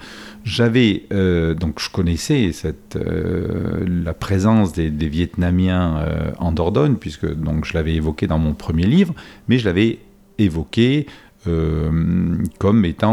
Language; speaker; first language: French; native; French